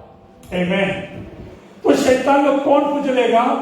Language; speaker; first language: Hindi; non-native, local second language; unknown